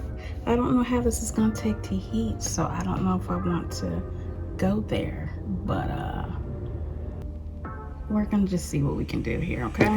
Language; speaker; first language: English; native; English